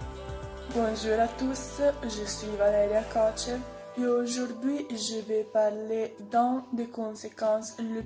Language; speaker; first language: French; non-native, learner; Italian